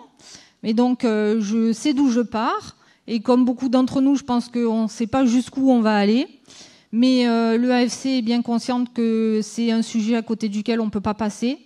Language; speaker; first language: French; native; French